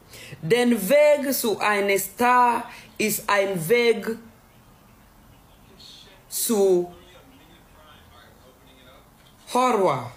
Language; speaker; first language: German; non-native, learner; Swahili